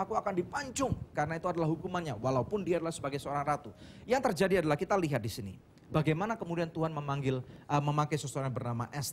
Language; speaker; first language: Indonesian; native; Indonesian